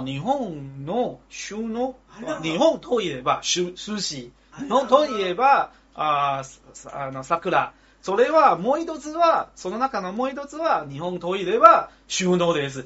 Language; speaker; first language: Japanese; non-native, learner; Chinese